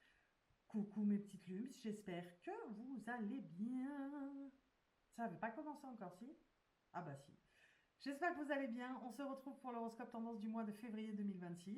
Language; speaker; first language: French; native; French